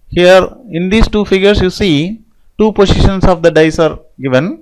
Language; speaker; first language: English; non-native, local second language; Tamil